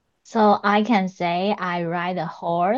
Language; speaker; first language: English; non-native, learner; Chinese